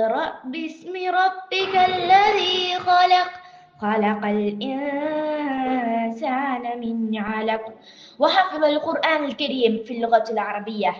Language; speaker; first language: Arabic; non-native, learner; Malayalam